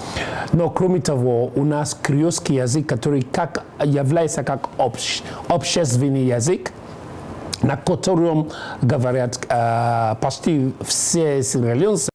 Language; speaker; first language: Russian; non-native, learner; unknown